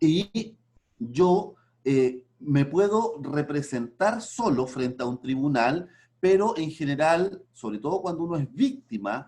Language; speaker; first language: Spanish; native; Spanish